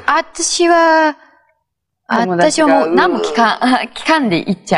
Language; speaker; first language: Japanese; native; Japanese